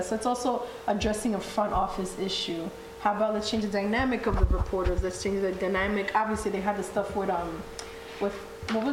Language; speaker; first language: English; early bilingual, other home language; Spanish